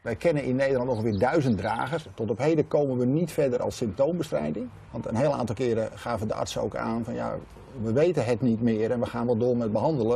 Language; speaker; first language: Dutch; native; Dutch